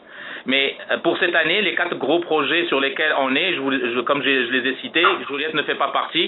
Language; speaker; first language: French; native; French